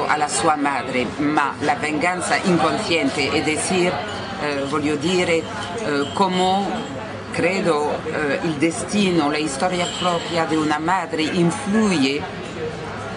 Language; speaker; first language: Italian; non-native, learner; French